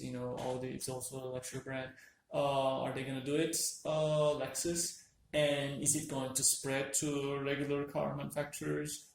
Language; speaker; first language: English; non-native, fluent; Turkish